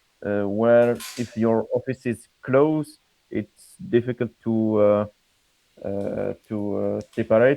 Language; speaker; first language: English; non-native, fluent; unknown